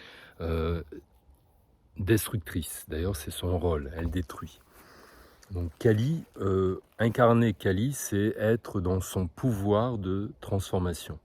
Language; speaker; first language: French; native; French